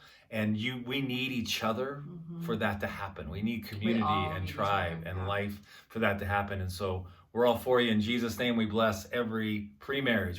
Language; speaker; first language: English; native; English